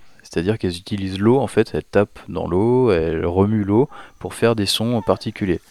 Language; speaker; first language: French; native; French